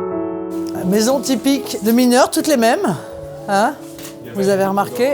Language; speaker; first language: French; native; French